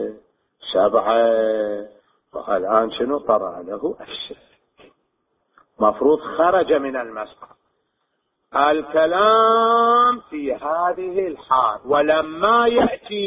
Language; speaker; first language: Arabic; native; Arabic